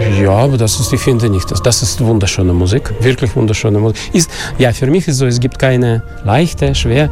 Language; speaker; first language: German; non-native, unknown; Russian